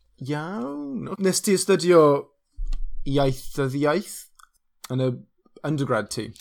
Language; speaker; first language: Welsh; non-native, local second language; English